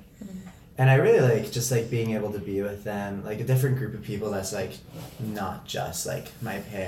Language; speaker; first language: English; native; English